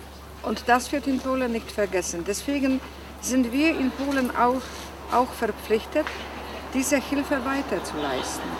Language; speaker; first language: German; non-native, fluent; Polish